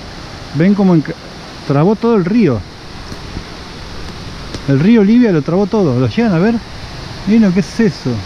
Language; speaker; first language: Spanish; native; Spanish